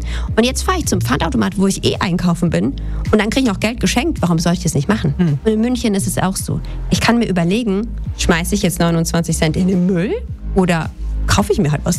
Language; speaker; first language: German; native; German